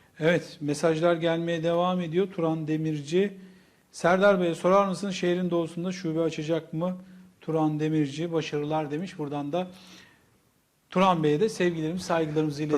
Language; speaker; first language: Turkish; native; Turkish